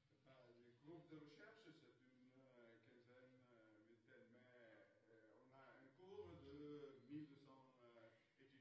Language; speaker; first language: French; non-native, fluent; Italian